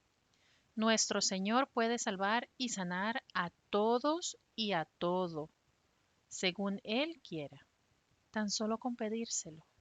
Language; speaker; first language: Spanish; native; Spanish